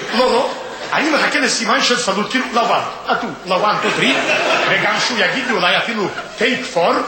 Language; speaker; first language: Hebrew; non-native, fluent; Russian